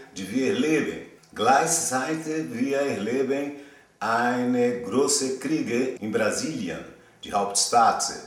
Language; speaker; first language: German; non-native, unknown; Portuguese